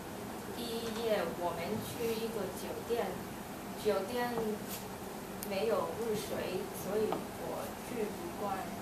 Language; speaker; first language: Chinese; non-native, learner; English